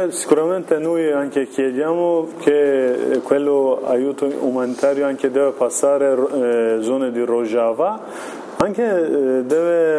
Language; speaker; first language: Italian; non-native, learner; Kurdish